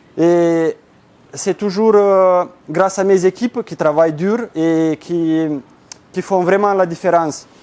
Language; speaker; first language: French; non-native, fluent; Romanian